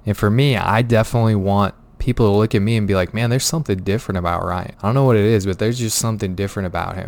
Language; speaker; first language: English; native; English